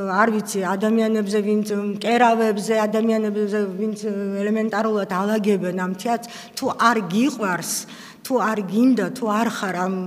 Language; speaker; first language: Georgian; early bilingual, other home language; Russian